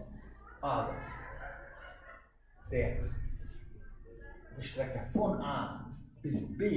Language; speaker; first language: German; non-native, fluent; Hungarian